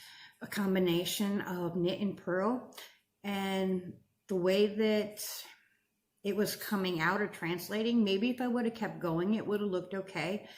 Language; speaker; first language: English; native; English